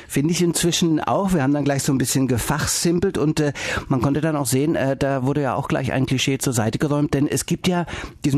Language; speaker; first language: German; native; German